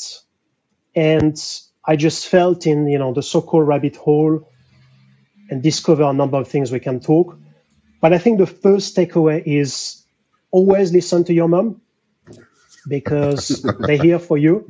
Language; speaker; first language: English; non-native, fluent; French